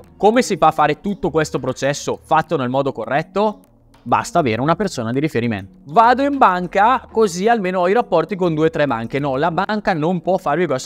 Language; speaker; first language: Italian; native; Italian